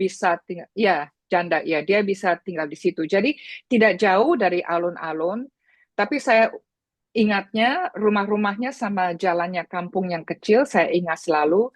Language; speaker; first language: Indonesian; early bilingual, heritage; Indonesian